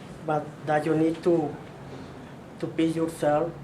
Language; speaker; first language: English; non-native, fluent; Spanish